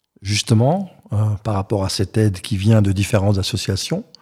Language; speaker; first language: French; native; French